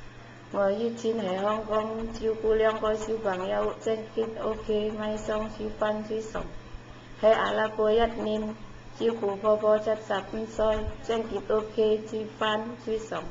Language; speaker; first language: Cantonese; non-native, learner; Indonesian